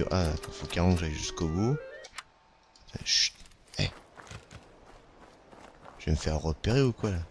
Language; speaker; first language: French; native; French